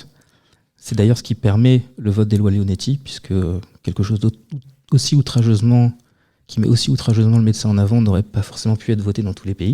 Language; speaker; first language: French; native; French